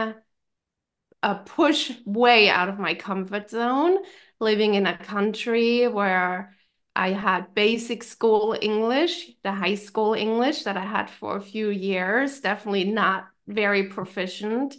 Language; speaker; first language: English; non-native, fluent; German